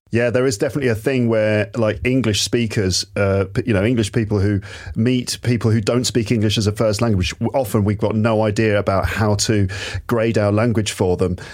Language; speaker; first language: English; native; English